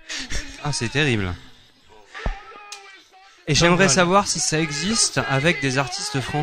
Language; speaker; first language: French; native; French